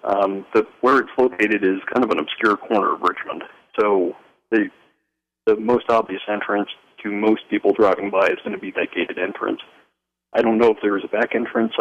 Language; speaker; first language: English; native; English